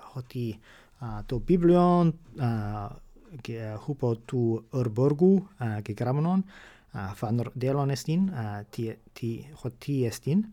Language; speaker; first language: Greek; non-native, fluent; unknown